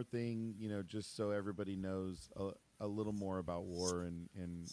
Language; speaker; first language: English; native; English